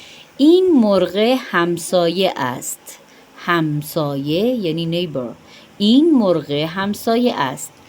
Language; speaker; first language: Persian; non-native, fluent; Urdu